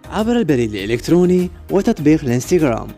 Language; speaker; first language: Arabic; native; Arabic